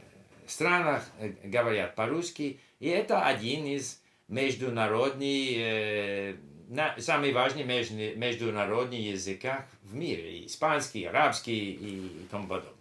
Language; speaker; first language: Russian; non-native, learner; English